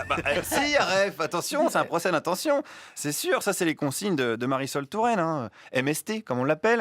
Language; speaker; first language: French; native; French